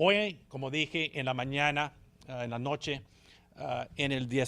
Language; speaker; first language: Spanish; early bilingual, heritage; Spanish